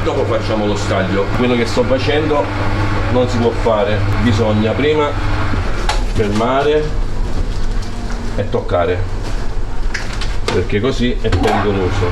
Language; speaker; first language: Italian; native; Italian